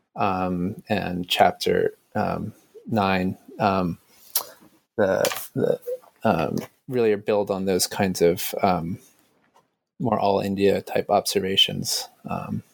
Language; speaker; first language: English; native; English